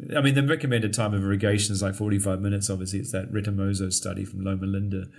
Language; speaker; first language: English; native; English